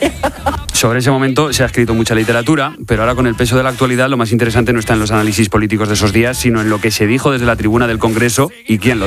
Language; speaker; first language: Spanish; native; Spanish